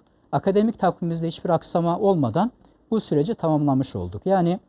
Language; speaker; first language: Turkish; native; Turkish